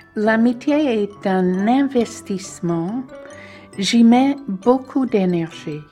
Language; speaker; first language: French; non-native, fluent; English